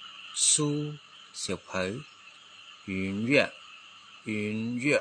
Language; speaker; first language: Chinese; non-native, fluent; Khmer